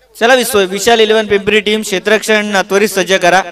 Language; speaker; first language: Hindi; non-native, local second language; Marathi